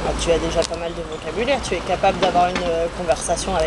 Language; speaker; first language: French; native; French